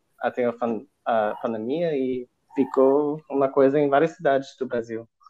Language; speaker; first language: Portuguese; non-native, fluent; English